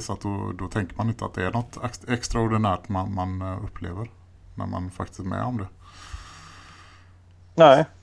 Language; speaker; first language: Swedish; native; Swedish